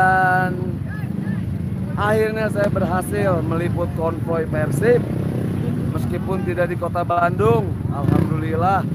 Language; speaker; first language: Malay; non-native, local second language; Sundanese